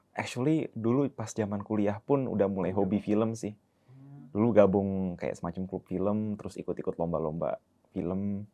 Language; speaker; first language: Indonesian; early bilingual, heritage; Indonesian